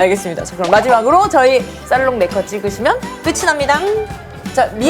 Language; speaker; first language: Korean; native; Korean